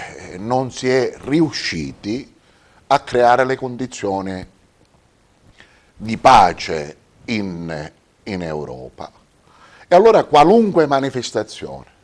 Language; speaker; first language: Italian; native; Italian